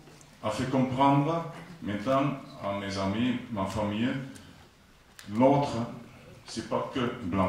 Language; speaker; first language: French; non-native, fluent; Afrikaans